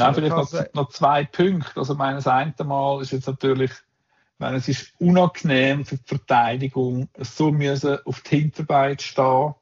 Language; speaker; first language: German; native; German